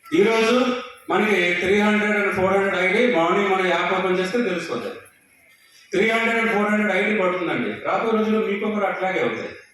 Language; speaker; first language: Telugu; non-native, local second language; Odia